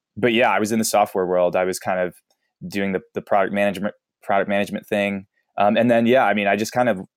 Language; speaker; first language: English; native; English